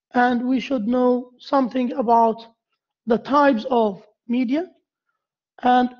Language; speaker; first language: English; non-native, fluent; Arabic